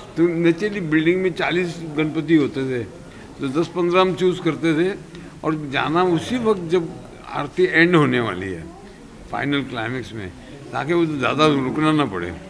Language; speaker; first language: Hindi; native; Hindi